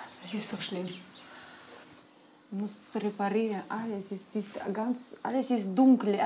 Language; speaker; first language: German; non-native, learner; Romanian